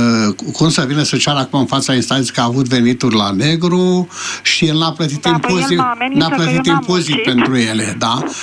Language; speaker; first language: Romanian; native; Romanian